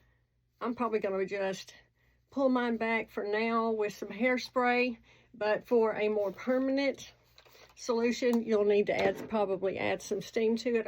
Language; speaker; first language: English; native; English